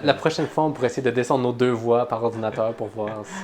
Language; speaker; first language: French; native; French